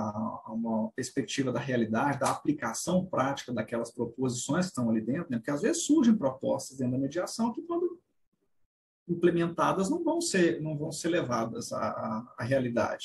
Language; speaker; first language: Portuguese; native; Portuguese